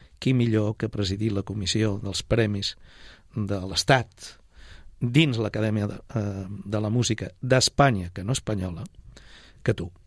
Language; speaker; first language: Catalan; native; Catalan